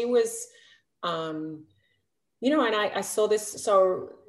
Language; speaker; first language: English; native; English